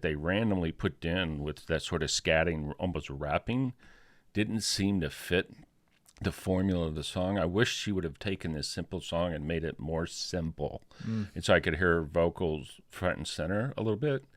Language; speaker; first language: English; native; English